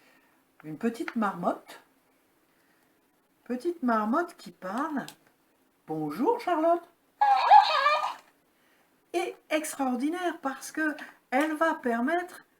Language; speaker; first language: French; native; French